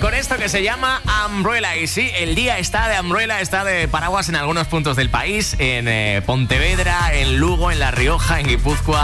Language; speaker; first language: Spanish; native; Spanish